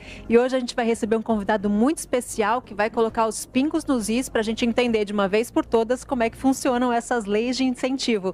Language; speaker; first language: Portuguese; native; Portuguese